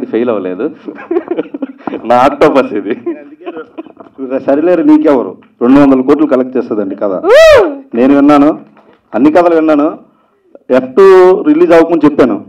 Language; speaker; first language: Telugu; native; Telugu